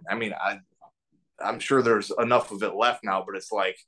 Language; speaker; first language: English; native; English